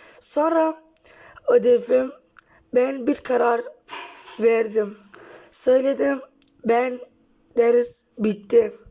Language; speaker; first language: Turkish; non-native, learner; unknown